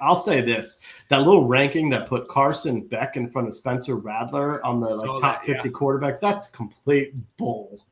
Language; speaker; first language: English; native; English